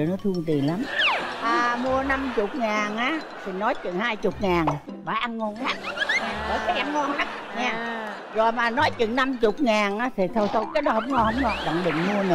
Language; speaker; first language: Vietnamese; native; Vietnamese